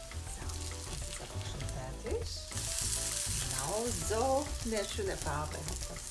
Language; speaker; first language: German; non-native, fluent; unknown